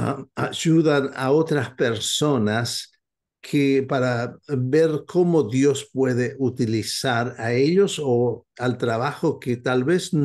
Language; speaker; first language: Spanish; non-native, fluent; English